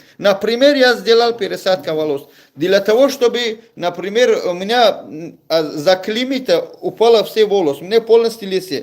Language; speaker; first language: Russian; non-native, learner; Tajik